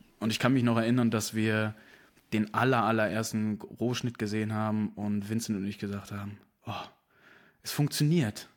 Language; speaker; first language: German; native; German